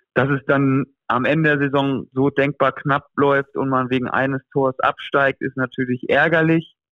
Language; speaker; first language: German; native; German